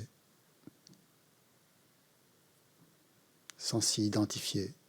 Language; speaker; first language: French; native; French